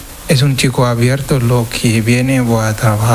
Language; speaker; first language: Spanish; non-native, learner; Wolof